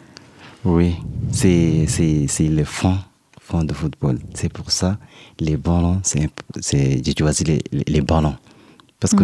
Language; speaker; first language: French; non-native, learner; Arabic